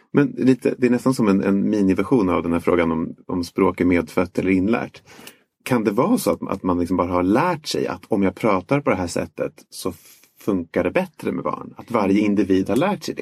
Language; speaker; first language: Swedish; native; Swedish